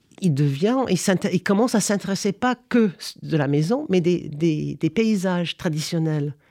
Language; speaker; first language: French; non-native, fluent; English